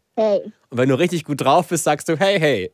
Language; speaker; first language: German; native; German